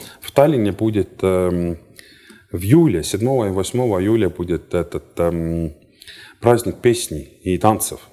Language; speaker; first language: Russian; non-native, fluent; Estonian